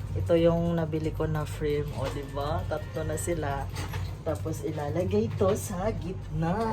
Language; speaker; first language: Filipino; non-native, local second language; Cebuano